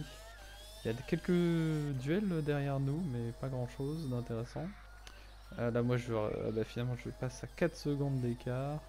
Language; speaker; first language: French; native; French